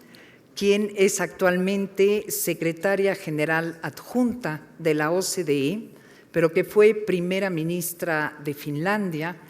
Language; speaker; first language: Spanish; native; Spanish